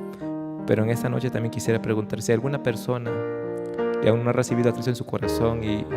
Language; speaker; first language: Spanish; native; Spanish